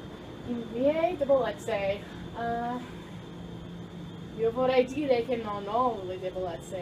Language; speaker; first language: Italian; non-native, learner; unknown